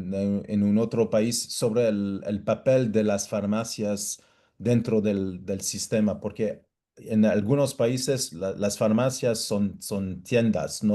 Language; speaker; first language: Spanish; non-native, fluent; English